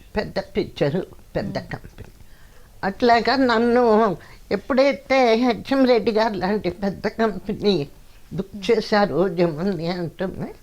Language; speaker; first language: Telugu; non-native, local second language; Kannada